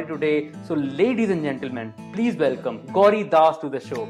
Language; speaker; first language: English; non-native, local second language; Hindi